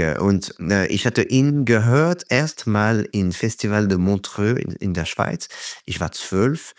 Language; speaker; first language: German; non-native, fluent; French